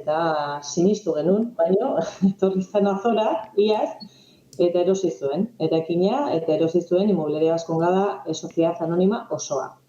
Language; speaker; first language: Basque; non-native, local second language; Spanish